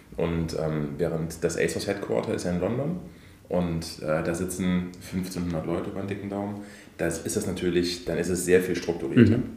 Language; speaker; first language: German; native; German